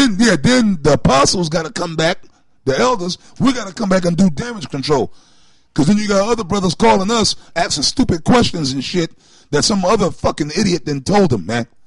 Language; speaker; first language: English; native; English